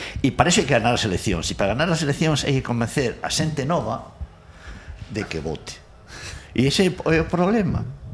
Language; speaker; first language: Galician; non-native, local second language; Spanish